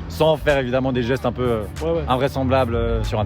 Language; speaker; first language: French; native; French